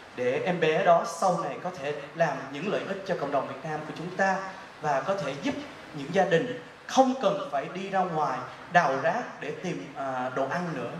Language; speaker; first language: Vietnamese; early bilingual, heritage; Vietnamese